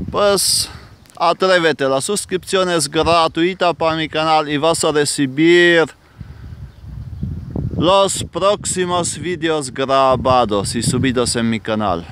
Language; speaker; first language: Spanish; non-native, fluent; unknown